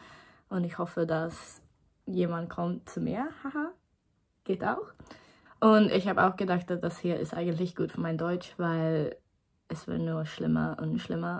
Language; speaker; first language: German; non-native, learner; Swedish